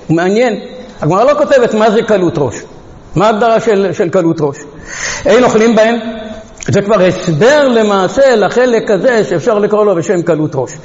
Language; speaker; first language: Hebrew; non-native, fluent; Hungarian